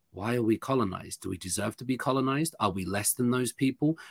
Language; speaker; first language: English; native; English